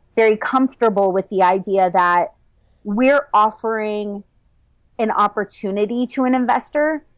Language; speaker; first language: English; native; English